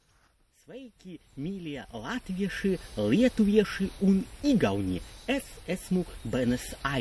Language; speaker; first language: Latvian; non-native, local second language; Russian